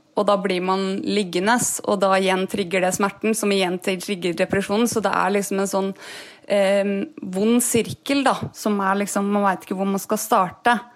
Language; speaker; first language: Norwegian; native; Norwegian